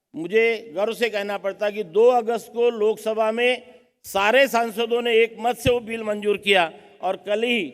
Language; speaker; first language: Hindi; non-native, local second language; Marathi